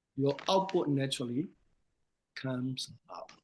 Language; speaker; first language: English; non-native, fluent; Burmese